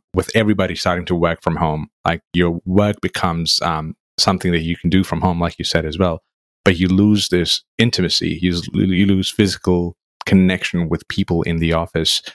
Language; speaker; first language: English; non-native, local second language; Nepali